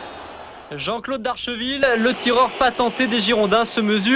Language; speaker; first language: French; native; French